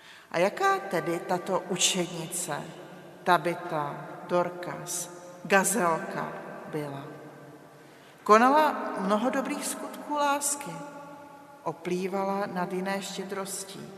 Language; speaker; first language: Czech; native; Czech